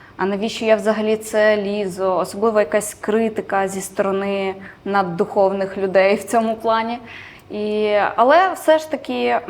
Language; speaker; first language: Ukrainian; non-native, local second language; Romanian